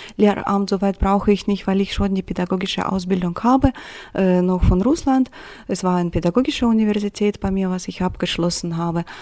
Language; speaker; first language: German; non-native, fluent; Russian